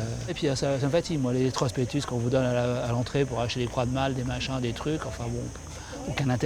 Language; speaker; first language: French; native; French